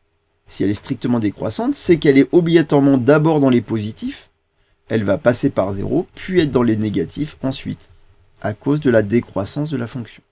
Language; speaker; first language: French; native; French